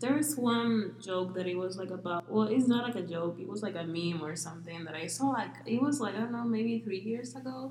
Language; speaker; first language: English; non-native, local second language; Spanish